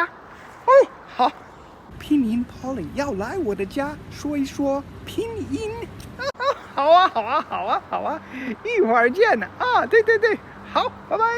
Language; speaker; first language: Chinese; non-native, fluent; English